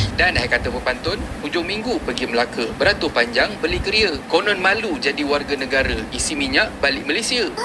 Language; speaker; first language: Malay; native; Malay